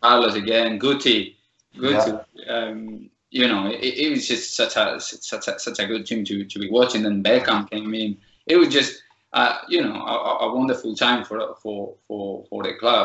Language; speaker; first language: English; non-native, fluent; Spanish